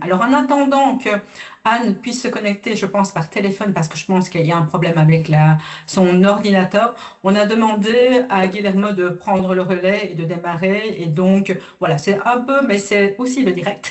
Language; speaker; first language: French; native; French